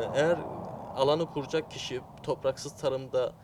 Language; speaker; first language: Turkish; native; Turkish